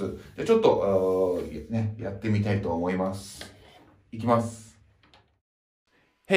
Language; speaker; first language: Japanese; native; Japanese